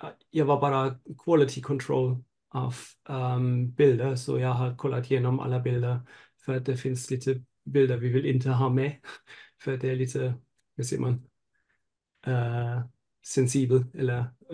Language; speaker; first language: Swedish; non-native, fluent; German